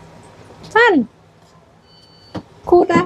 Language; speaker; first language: Norwegian; non-native, learner; Thai